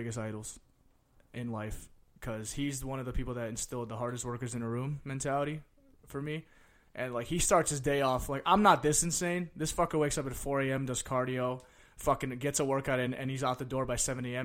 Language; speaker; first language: English; native; English